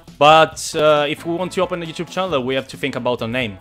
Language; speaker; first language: English; non-native, fluent; Italian